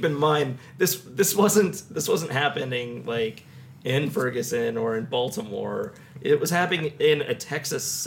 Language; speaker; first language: English; native; English